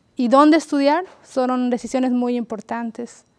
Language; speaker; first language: Spanish; native; Spanish